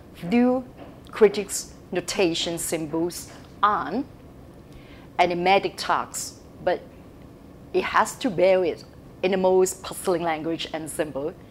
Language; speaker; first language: English; non-native, local second language; Cantonese